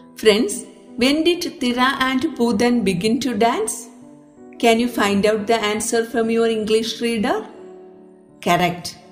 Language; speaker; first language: English; non-native, local second language; Malayalam